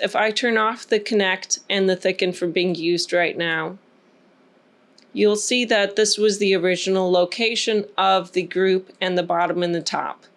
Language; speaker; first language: English; native; English